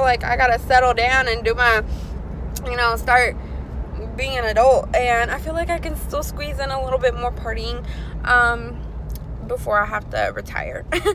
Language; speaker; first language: English; early bilingual, other home language; Spanish